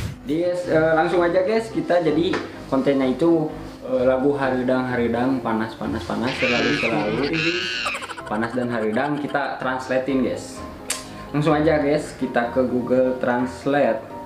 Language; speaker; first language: Indonesian; non-native, local second language; Sundanese